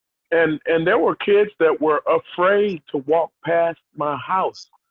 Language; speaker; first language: English; native; English